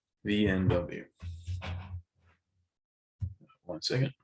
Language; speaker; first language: English; native; English